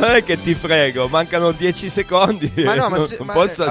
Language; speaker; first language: Italian; native; Italian